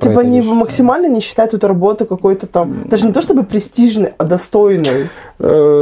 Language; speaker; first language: Russian; native; Russian